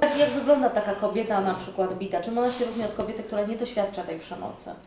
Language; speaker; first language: Polish; native; Polish